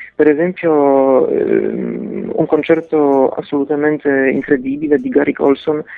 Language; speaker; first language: Italian; non-native, fluent; Polish